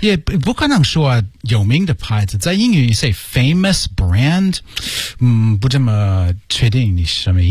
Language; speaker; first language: Chinese; non-native, learner; English